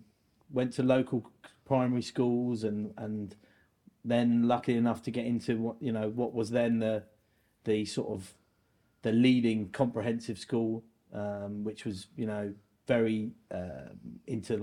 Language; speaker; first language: English; native; English